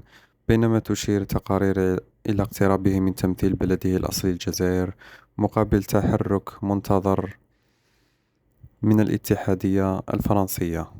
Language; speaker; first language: Arabic; native; Arabic